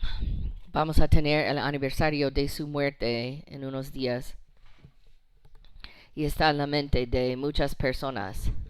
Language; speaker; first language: Spanish; non-native, fluent; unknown